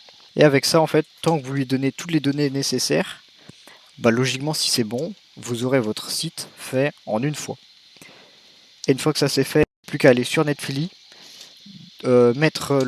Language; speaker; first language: French; native; French